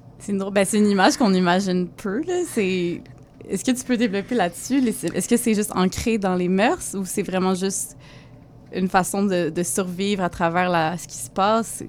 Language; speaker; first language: French; native; French